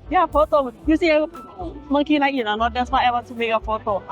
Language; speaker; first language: English; non-native, learner; Thai